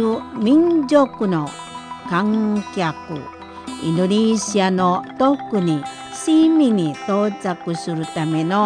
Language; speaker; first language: Japanese; non-native, fluent; Indonesian